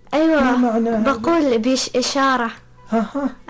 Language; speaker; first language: Arabic; non-native, learner; Persian